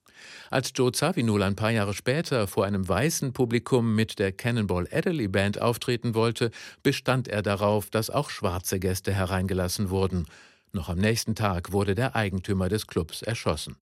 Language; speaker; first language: German; native; German